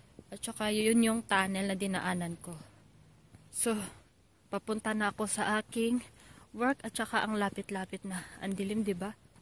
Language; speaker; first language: Filipino; native; Filipino